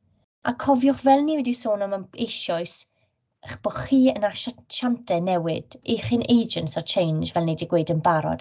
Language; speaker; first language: Welsh; native; Welsh